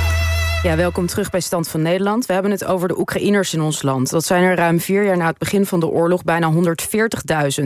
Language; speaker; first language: Dutch; native; Dutch